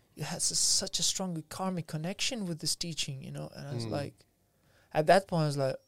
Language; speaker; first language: English; non-native, fluent; Lithuanian